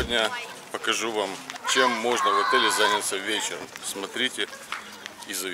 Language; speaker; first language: Russian; native; Russian